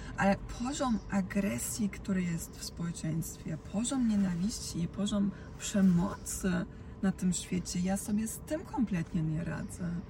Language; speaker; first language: Polish; non-native, fluent; Croatian